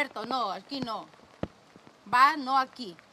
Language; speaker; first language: Spanish; non-native, learner; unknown